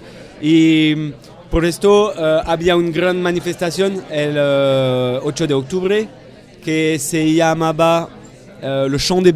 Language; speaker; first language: Spanish; non-native, fluent; French